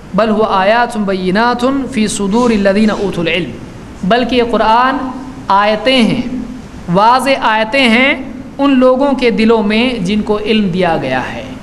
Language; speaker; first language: Urdu; native; Urdu